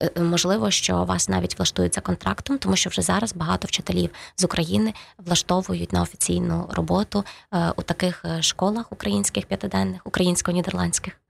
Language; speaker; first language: Ukrainian; native; Ukrainian